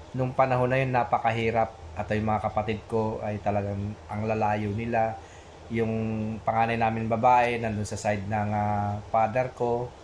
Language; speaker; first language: Filipino; non-native, local second language; Pampanga